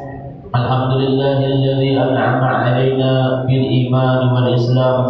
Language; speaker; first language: Arabic; non-native, fluent; Banjar